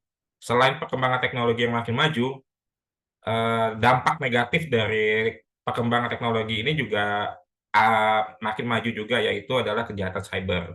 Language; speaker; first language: Indonesian; native; Indonesian